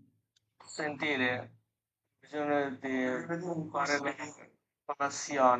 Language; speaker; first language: Italian; non-native, learner; Bangla